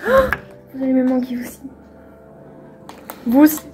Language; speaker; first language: French; non-native, fluent; Swedish